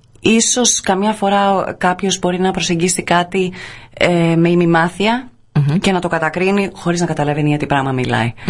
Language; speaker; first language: Greek; early bilingual, other home language; English